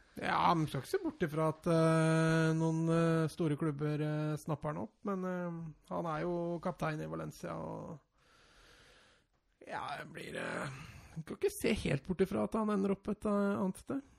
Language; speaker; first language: Norwegian; native; Norwegian